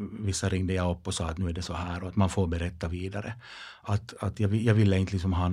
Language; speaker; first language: Swedish; non-native, local second language; Finnish